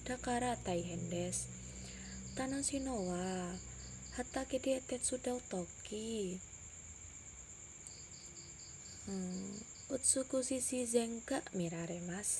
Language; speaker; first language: Japanese; non-native, learner; Indonesian